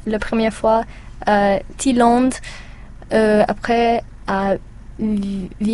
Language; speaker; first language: French; non-native, learner; English